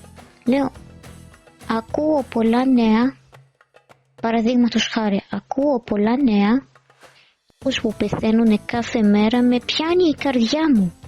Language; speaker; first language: Greek; non-native, fluent; Arabic